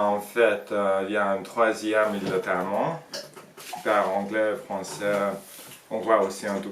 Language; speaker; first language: French; non-native, fluent; Hungarian